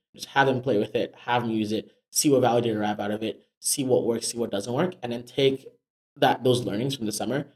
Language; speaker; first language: English; non-native, local second language; Yoruba